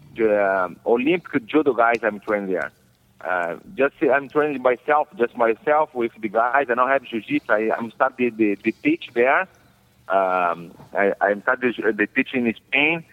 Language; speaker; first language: English; non-native, learner; Portuguese